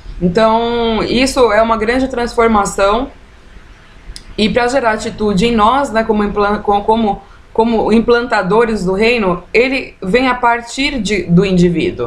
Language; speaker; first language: Portuguese; native; Portuguese